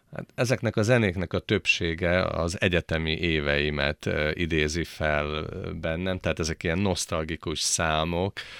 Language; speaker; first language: Hungarian; native; Hungarian